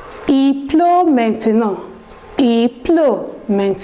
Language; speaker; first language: French; non-native, learner; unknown